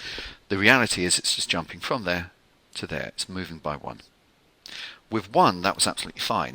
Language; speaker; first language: English; native; English